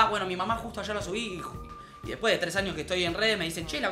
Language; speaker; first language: Spanish; native; Spanish